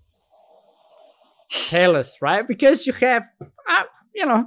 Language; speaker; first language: English; non-native, fluent; Slovenian